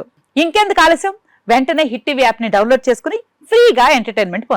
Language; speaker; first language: Telugu; native; Telugu